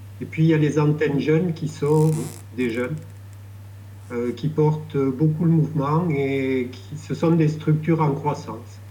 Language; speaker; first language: French; native; French